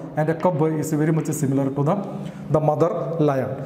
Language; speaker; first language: English; non-native, local second language; Marathi